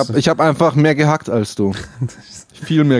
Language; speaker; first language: German; native; German